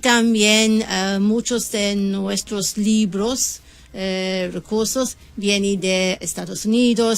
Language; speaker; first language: Spanish; non-native, learner; English